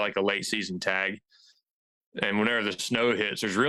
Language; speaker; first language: English; native; English